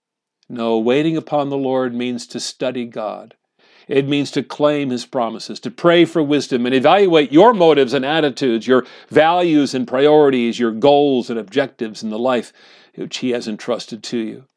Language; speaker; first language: English; native; English